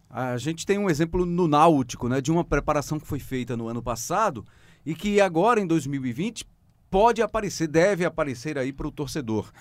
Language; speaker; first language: Portuguese; native; Portuguese